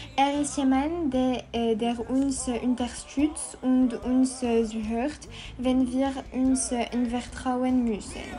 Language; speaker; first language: German; non-native, learner; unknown